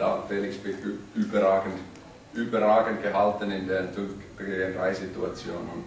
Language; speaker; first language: German; non-native, fluent; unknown